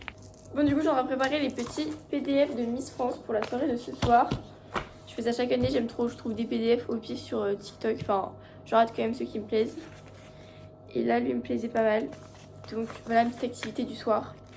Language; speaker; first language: French; native; French